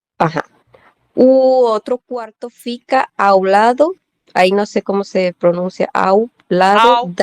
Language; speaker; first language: Portuguese; non-native, learner; Spanish